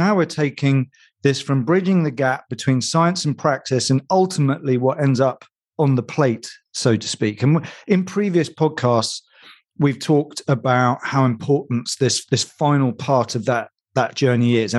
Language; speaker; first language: English; native; English